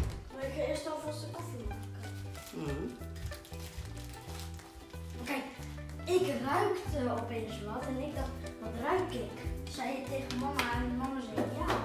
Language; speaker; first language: Dutch; early bilingual, other home language; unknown